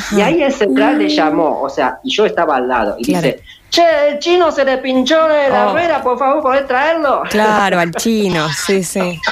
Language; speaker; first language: Spanish; early bilingual, other home language; Chinese